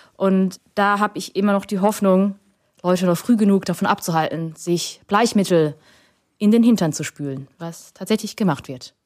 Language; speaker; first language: German; early bilingual, other home language; Vietnamese